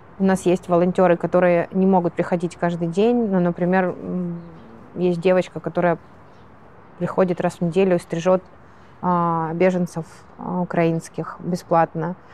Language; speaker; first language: Russian; native; Russian